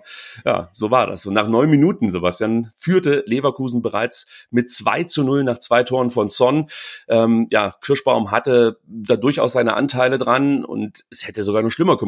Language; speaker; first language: German; native; German